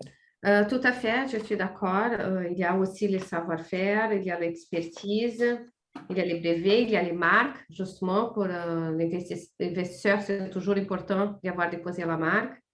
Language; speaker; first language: French; non-native, fluent; Portuguese